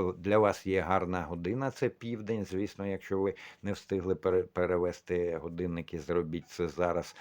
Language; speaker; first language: Ukrainian; non-native, local second language; Russian